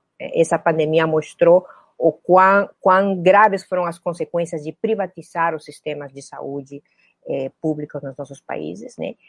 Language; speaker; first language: Portuguese; non-native, fluent; Spanish